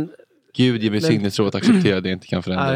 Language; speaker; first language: Swedish; native; Swedish